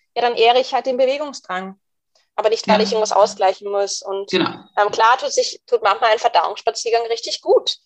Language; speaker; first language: German; non-native, fluent; English